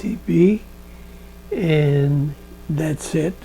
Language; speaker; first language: English; non-native, learner; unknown